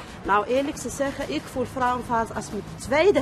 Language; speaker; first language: Dutch; non-native, fluent; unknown